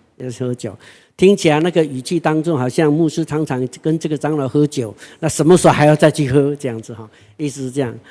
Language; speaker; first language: Chinese; non-native, local second language; Hakka Chinese